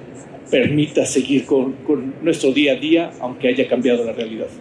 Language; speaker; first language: Spanish; native; Spanish